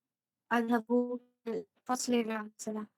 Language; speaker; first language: Arabic; non-native, learner; Urdu